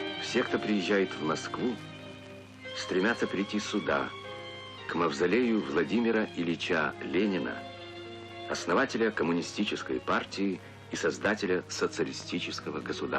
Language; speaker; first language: Russian; native; Russian